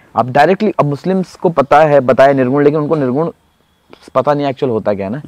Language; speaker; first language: Hindi; native; Hindi